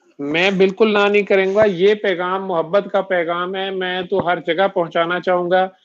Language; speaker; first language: Urdu; non-native, local second language; Punjabi